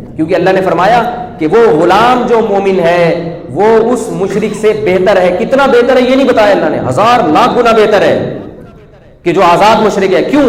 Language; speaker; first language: Urdu; native; Urdu